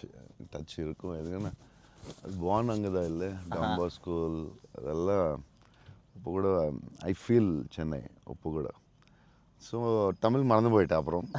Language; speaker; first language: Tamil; non-native, local second language; Telugu